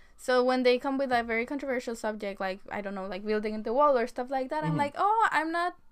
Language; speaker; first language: English; non-native, fluent; Spanish